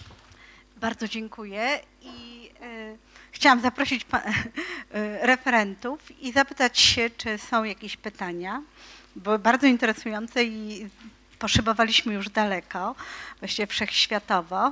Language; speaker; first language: Polish; native; Polish